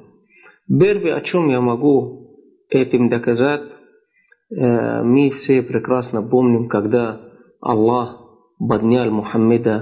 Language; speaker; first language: Russian; non-native, fluent; Arabic